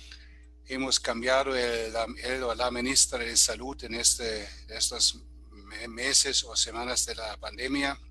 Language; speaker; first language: Spanish; non-native, fluent; German